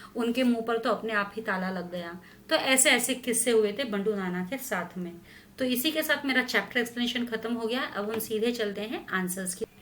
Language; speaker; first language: Hindi; non-native, local second language; Marathi